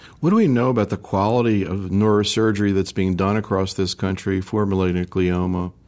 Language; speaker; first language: English; native; English